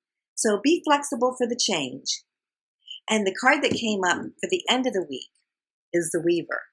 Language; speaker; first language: English; native; English